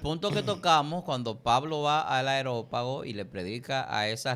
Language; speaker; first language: Spanish; native; Spanish